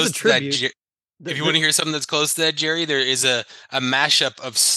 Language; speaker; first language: English; native; English